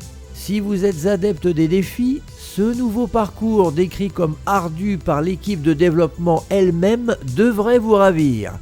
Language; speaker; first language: French; native; French